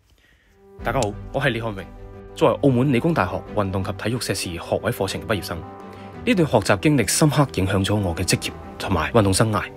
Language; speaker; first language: Cantonese; native; Cantonese